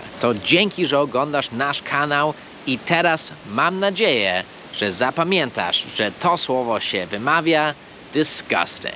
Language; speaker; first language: Polish; non-native, fluent; English